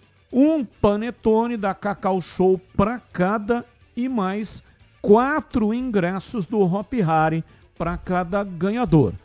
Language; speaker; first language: Portuguese; native; Portuguese